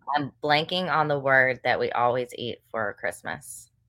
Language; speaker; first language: English; native; English